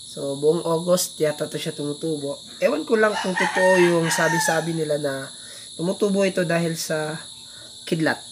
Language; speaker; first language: Filipino; non-native, local second language; Cebuano